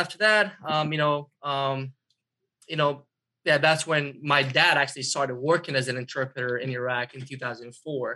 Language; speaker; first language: English; non-native, fluent; Arabic